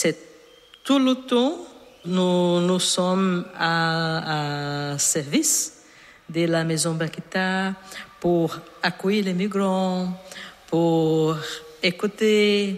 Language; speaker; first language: French; non-native, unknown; Portuguese